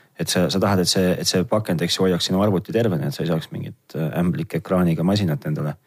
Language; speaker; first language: Estonian; native; Estonian